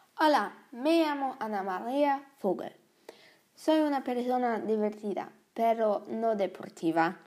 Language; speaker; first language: Spanish; non-native, learner; German